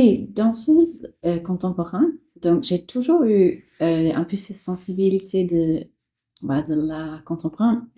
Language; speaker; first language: French; non-native, fluent; English